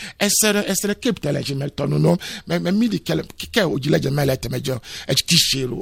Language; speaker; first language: Hungarian; non-native, fluent; Yoruba